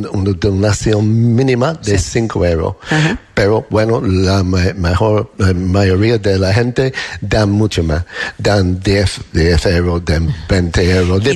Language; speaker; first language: Spanish; non-native, learner; English